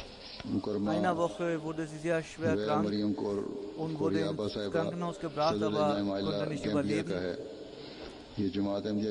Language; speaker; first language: German; non-native, fluent; Urdu